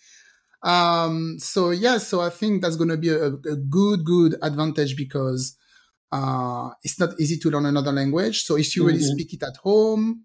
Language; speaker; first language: English; non-native, fluent; French